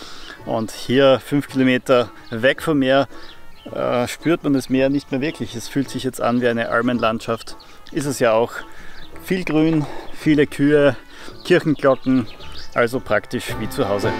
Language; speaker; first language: German; native; German